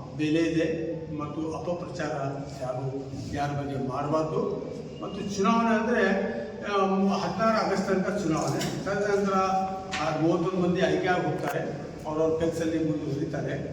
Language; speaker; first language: Kannada; non-native, local second language; Urdu